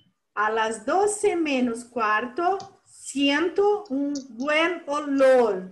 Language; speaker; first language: Spanish; non-native, fluent; Portuguese